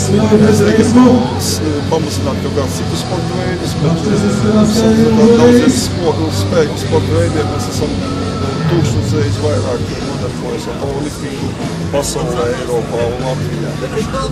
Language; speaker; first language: Latvian; native; Latvian